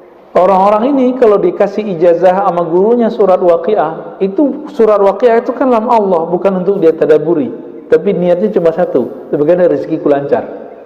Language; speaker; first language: Indonesian; native; Indonesian